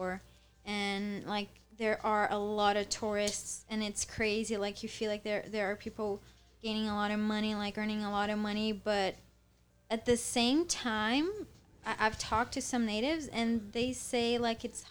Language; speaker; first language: English; non-native, fluent; Portuguese